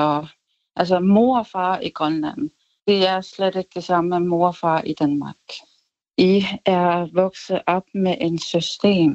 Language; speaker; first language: Danish; non-native, local second language; Kalaallisut